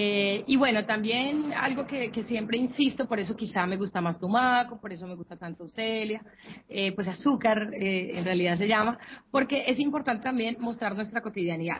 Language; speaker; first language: Spanish; native; Spanish